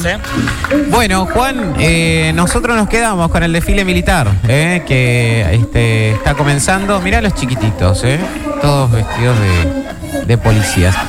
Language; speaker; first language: Spanish; native; Spanish